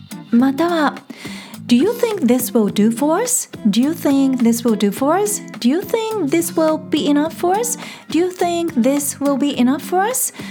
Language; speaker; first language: English; non-native, fluent; Japanese